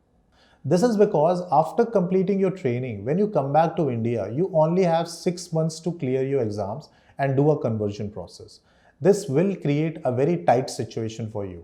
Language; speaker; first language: English; non-native, local second language; Hindi